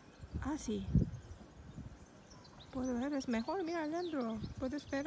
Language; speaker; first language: Spanish; non-native, learner; Korean